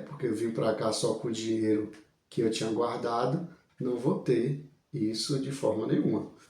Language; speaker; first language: Portuguese; native; Portuguese